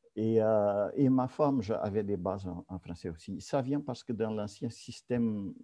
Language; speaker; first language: French; non-native, fluent; Portuguese